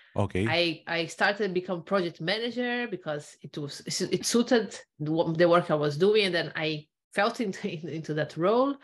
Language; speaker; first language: English; non-native, fluent; Portuguese